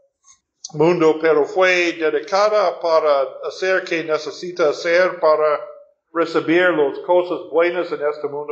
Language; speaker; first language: Spanish; non-native, fluent; English